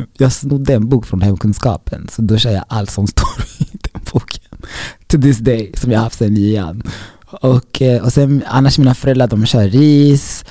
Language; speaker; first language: Swedish; early bilingual, other home language; Rundi